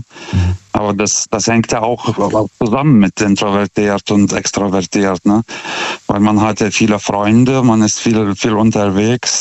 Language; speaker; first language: German; non-native, fluent; Lithuanian